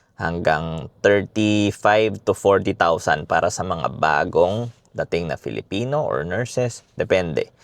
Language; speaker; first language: Filipino; native; Filipino